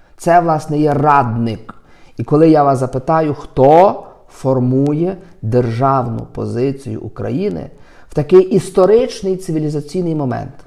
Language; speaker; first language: Ukrainian; native; Ukrainian